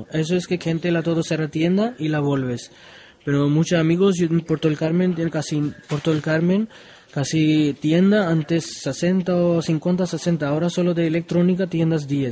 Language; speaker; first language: Spanish; non-native, learner; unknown